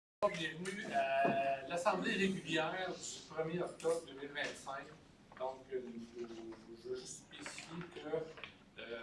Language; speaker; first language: French; native; French